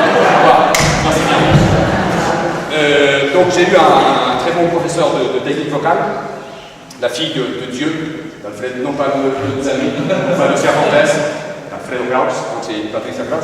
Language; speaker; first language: French; non-native, fluent; Spanish